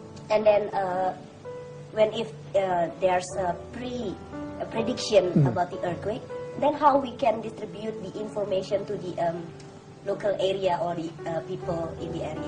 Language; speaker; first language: English; non-native, fluent; Indonesian